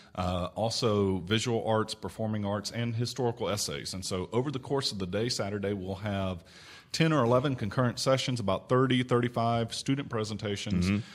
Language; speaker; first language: English; native; English